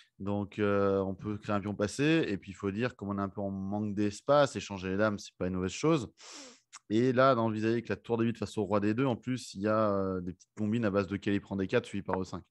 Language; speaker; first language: French; native; French